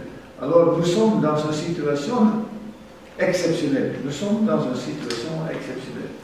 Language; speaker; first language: French; non-native, fluent; German